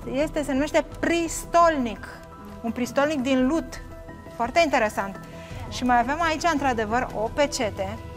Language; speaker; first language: Romanian; native; Romanian